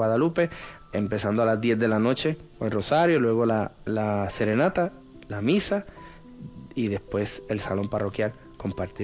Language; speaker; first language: Spanish; native; Spanish